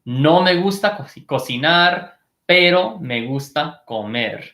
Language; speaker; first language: Spanish; non-native, fluent; English